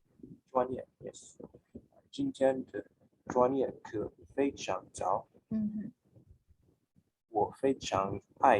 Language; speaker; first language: Chinese; non-native, learner; English